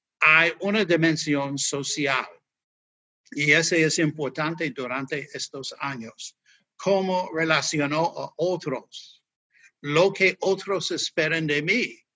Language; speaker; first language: Spanish; non-native, learner; English